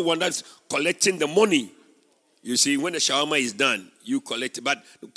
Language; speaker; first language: English; non-native, local second language; Akan